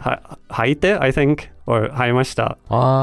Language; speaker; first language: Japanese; non-native, learner; Danish